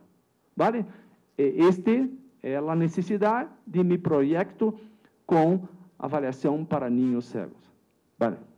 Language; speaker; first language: Spanish; non-native, learner; Portuguese